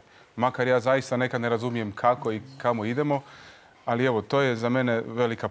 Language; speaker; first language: Croatian; native; Croatian